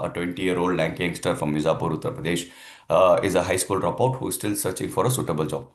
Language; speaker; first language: English; non-native, local second language; Kannada